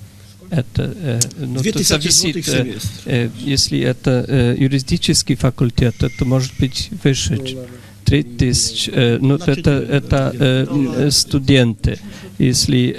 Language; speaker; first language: Russian; non-native, fluent; Polish